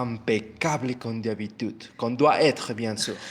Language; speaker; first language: French; non-native, learner; Spanish